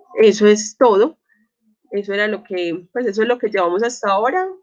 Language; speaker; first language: Spanish; native; Spanish